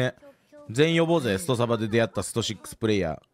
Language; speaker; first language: Japanese; native; Japanese